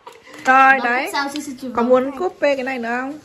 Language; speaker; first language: Vietnamese; native; Vietnamese